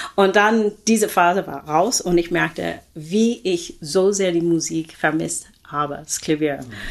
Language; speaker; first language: German; non-native, fluent; English